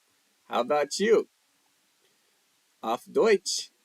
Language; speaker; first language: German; non-native, learner; English